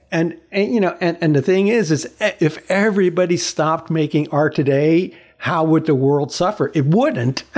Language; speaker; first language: English; early bilingual, other home language; Chinese